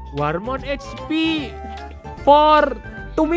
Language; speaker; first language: English; non-native, fluent; Indonesian